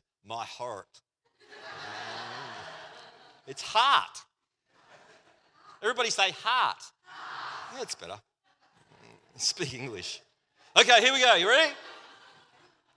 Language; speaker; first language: English; native; English